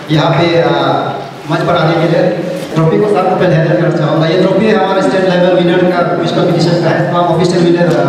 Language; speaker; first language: Hindi; non-native, local second language; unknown